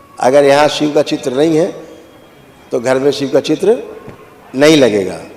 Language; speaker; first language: Hindi; native; Hindi